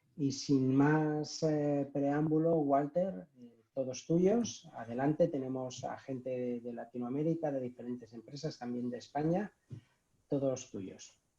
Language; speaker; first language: Spanish; native; Spanish